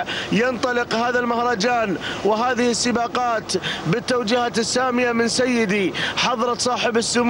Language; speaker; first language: Arabic; native; Arabic